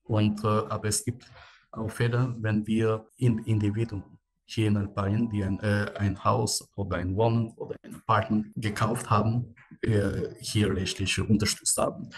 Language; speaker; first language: German; non-native, fluent; Albanian